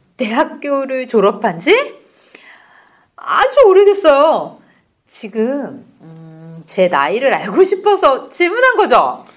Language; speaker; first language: Korean; native; Korean